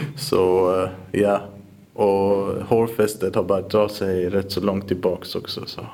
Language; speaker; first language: Swedish; early bilingual, other home language; Persian